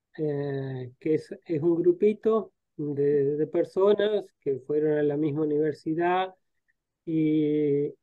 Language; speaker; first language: Spanish; native; Spanish